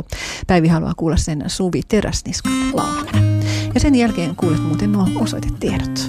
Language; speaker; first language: Finnish; native; Finnish